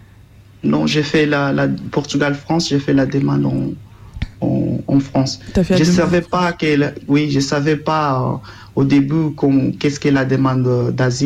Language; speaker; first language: French; non-native, learner; Portuguese